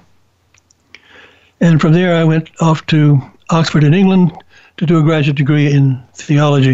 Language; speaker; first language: English; native; English